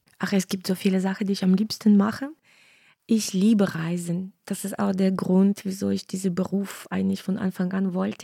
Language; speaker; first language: German; non-native, fluent; Ukrainian